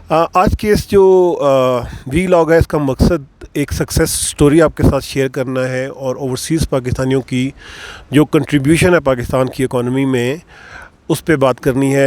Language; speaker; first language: Urdu; native; Urdu